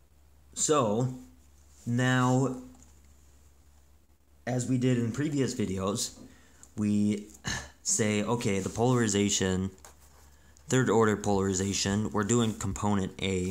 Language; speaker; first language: English; native; English